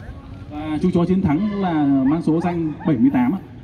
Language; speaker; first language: Vietnamese; native; Vietnamese